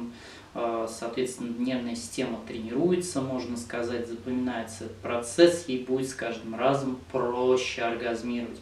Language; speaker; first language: Russian; native; Russian